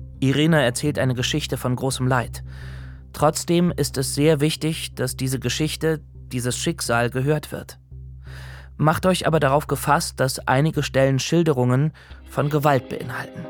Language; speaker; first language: German; native; German